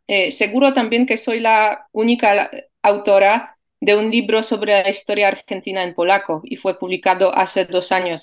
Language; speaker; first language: Spanish; non-native, fluent; Polish